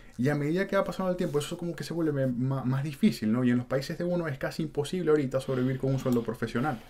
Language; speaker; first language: Spanish; native; Spanish